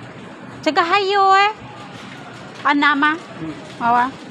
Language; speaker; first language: Chinese; non-native, learner; Filipino